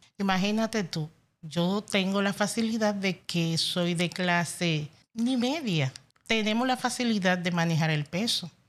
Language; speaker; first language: Spanish; non-native, fluent; Haitian Creole